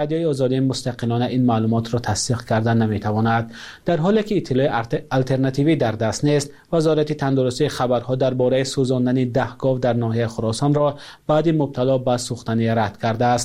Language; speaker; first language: Tajik; native; Tajik